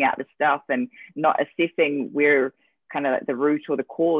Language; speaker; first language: English; native; English